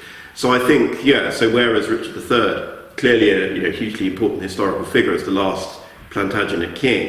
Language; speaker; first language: English; native; English